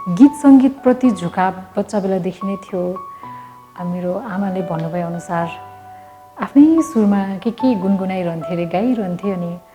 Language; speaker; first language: Nepali; native; Nepali